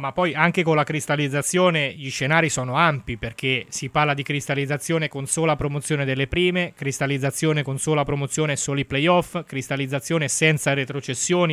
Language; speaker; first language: Italian; native; Italian